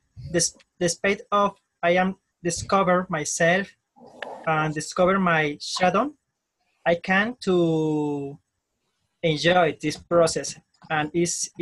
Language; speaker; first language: English; non-native, learner; Spanish